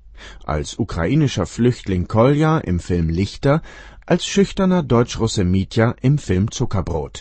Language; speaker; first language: German; native; German